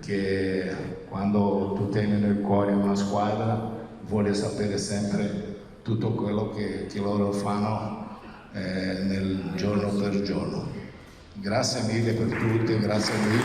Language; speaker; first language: Italian; non-native, fluent; Portuguese